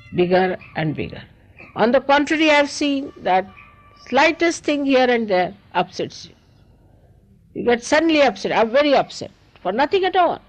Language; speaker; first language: English; non-native, local second language; Marathi